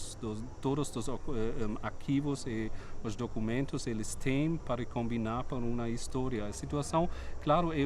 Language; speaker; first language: Portuguese; non-native, fluent; German